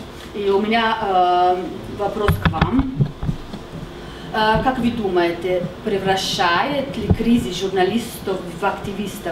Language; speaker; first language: Russian; non-native, fluent; Slovenian